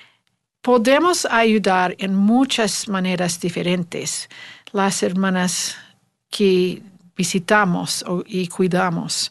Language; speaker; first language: Spanish; non-native, learner; English